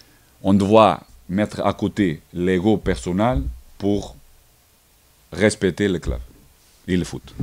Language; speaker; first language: French; non-native, learner; Portuguese